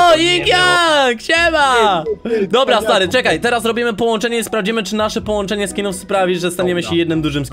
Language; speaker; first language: Polish; native; Polish